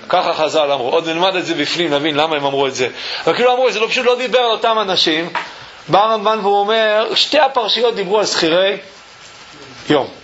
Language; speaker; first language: Hebrew; early bilingual, other home language; English